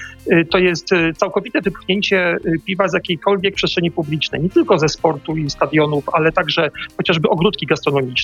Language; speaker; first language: Polish; native; Polish